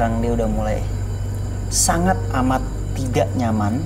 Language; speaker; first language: Indonesian; native; Indonesian